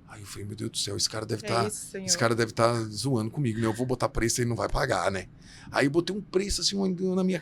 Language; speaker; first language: Portuguese; native; Portuguese